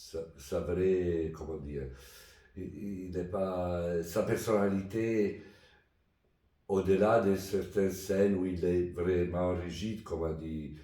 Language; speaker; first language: French; non-native, fluent; Italian